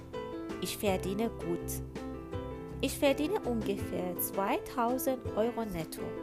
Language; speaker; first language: German; non-native, fluent; Persian